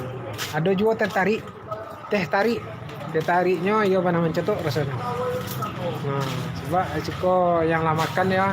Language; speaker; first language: Indonesian; non-native, local second language; Minangkabau